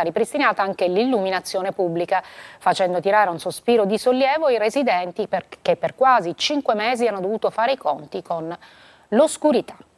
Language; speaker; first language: Italian; native; Italian